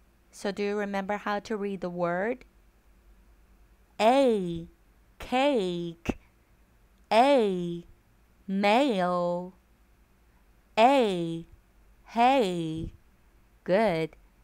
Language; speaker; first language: English; non-native, fluent; Chinese